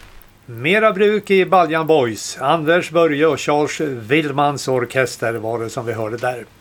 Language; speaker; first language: Swedish; native; Swedish